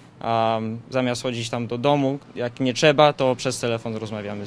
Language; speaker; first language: Polish; early bilingual, heritage; Polish